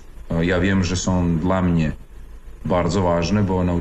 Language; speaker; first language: Polish; non-native, fluent; Serbian